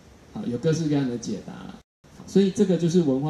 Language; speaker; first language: Chinese; native; Chinese